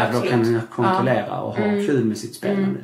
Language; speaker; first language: Swedish; native; Swedish